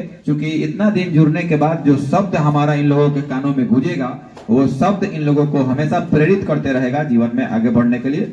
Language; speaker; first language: Hindi; native; Hindi